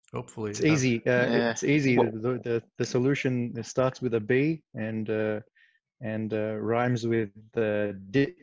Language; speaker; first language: English; non-native, fluent; Arabic